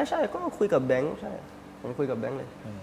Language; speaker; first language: Thai; early bilingual, heritage; Thai